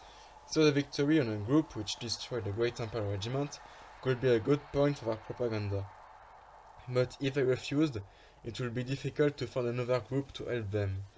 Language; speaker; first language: English; non-native, fluent; French